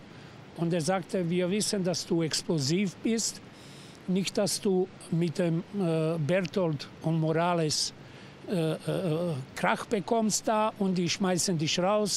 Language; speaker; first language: German; non-native, fluent; Serbian